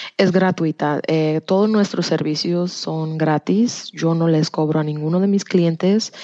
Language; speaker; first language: Spanish; early bilingual, heritage; Spanish